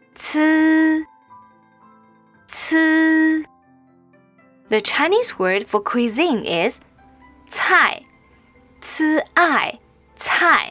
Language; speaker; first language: English; non-native, fluent; Chinese